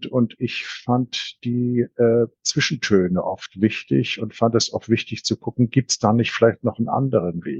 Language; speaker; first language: German; native; German